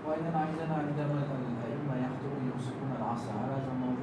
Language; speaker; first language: Arabic; non-native, learner; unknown